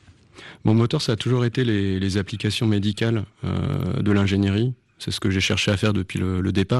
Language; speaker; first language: French; native; French